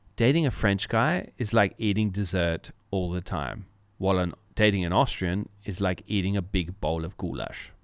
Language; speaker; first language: English; native; English